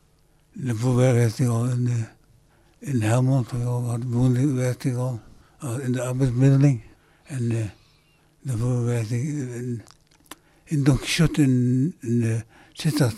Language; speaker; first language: Dutch; early bilingual, other home language; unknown